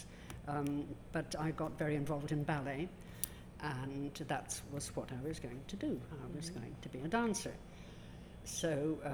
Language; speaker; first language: English; native; English